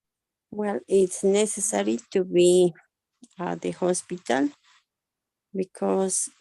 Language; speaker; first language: English; non-native, learner; Spanish